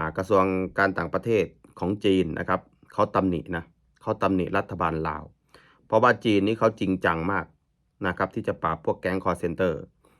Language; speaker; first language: Thai; native; Thai